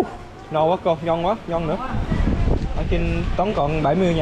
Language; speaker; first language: Vietnamese; early bilingual, heritage; English